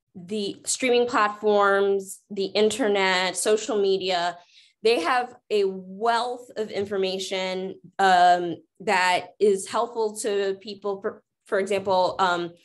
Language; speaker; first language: English; native; English